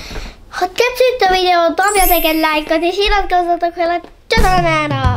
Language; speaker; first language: Hungarian; early bilingual, heritage; Hungarian